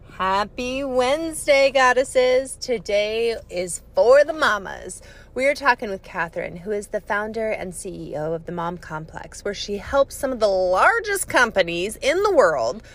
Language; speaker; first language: English; native; English